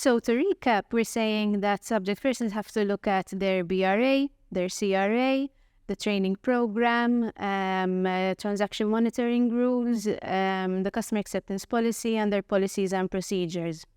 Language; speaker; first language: English; non-native, local second language; Maltese